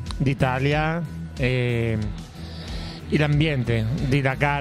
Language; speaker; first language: Italian; non-native, learner; Spanish